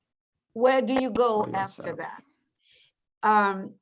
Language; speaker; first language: English; non-native, learner; Portuguese